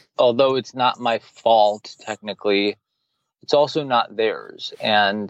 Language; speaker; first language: English; native; English